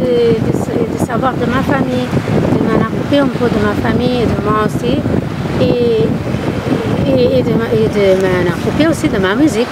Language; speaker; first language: French; non-native, learner; Kabuverdianu